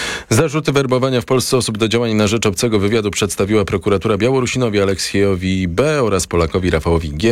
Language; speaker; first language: Polish; native; Polish